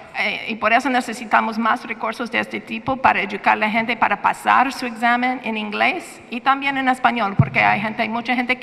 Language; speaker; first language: Spanish; non-native, fluent; English